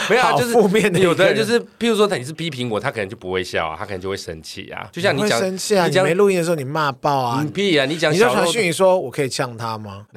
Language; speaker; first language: Chinese; native; Chinese